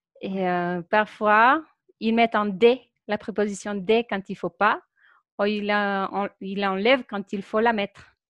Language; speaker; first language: French; non-native, fluent; Spanish